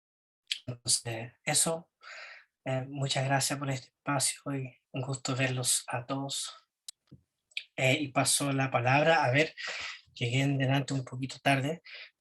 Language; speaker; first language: Spanish; early bilingual, heritage; Spanish